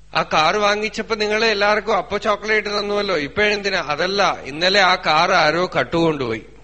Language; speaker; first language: Malayalam; native; Malayalam